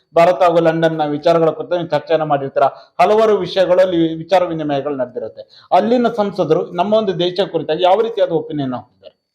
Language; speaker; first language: Kannada; native; Kannada